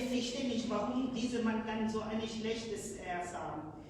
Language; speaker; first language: German; non-native, fluent; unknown